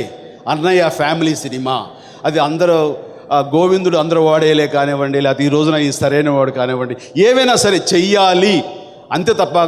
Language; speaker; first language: Telugu; native; Telugu